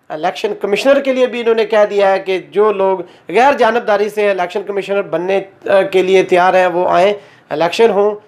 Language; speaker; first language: Urdu; non-native, local second language; Pahari-Potwari